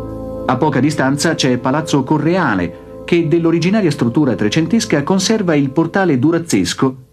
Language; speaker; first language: Italian; native; Italian